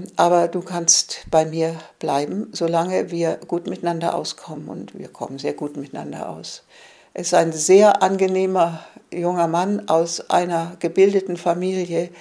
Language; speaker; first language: German; native; German